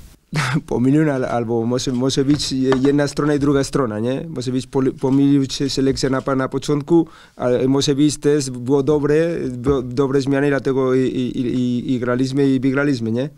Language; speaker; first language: Polish; non-native, learner; Spanish